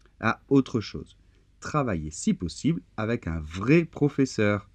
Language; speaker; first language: French; native; French